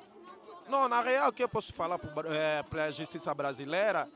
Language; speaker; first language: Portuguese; non-native, fluent; Lingala